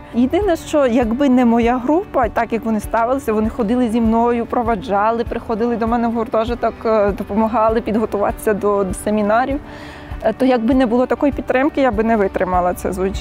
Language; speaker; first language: Ukrainian; non-native, fluent; Georgian